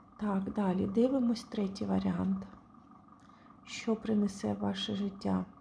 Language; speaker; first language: Ukrainian; non-native, local second language; Russian